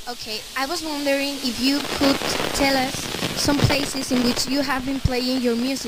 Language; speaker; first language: English; non-native, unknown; Spanish